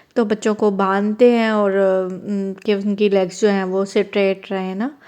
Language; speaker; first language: Urdu; native; Urdu